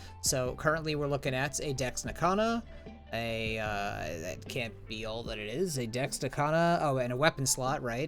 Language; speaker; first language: English; native; English